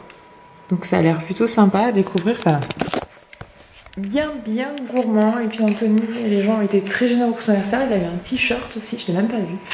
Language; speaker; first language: French; native; French